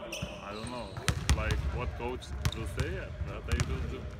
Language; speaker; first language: English; non-native, learner; Lithuanian